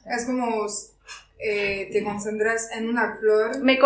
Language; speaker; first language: Spanish; non-native, fluent; French